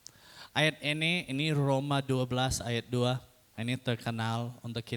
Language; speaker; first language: Indonesian; non-native, fluent; English